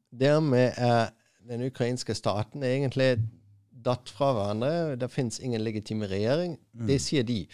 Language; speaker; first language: Norwegian; non-native, fluent; German